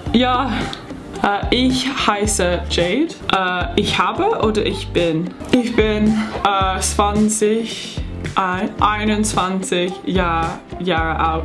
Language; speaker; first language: German; non-native, learner; English